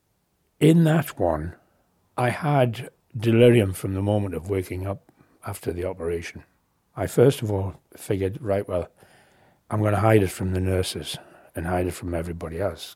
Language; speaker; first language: English; native; English